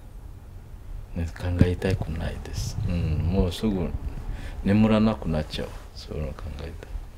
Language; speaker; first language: Japanese; non-native, learner; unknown